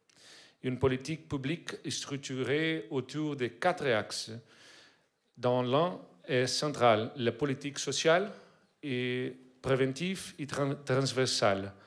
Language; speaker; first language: French; non-native, learner; Portuguese